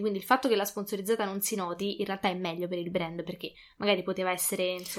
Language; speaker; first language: Italian; native; Italian